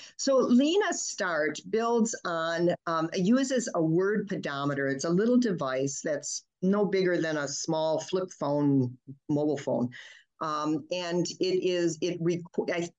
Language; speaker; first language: English; early bilingual, other home language; German